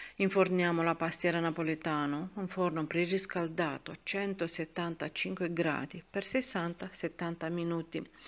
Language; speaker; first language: Italian; non-native, fluent; Romanian